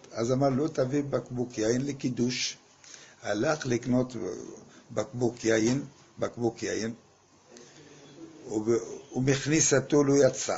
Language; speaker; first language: Hebrew; non-native, fluent; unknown